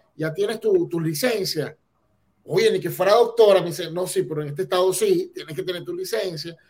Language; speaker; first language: Spanish; native; Spanish